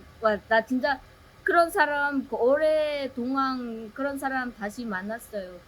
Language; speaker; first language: Korean; non-native, learner; Vietnamese